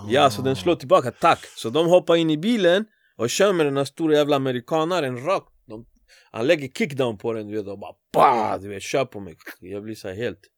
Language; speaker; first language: Swedish; early bilingual, other home language; Spanish